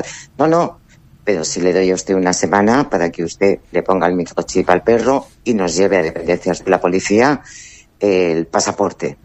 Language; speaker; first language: Spanish; native; Spanish